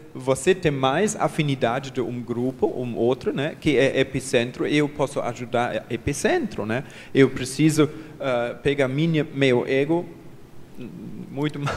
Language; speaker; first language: Portuguese; non-native, learner; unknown